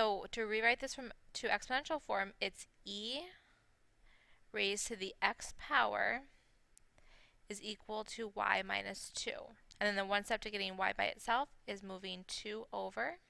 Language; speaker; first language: English; native; English